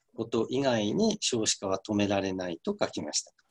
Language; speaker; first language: Japanese; native; Japanese